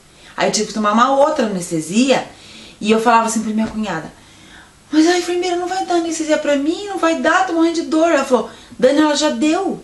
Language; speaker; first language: Portuguese; native; Portuguese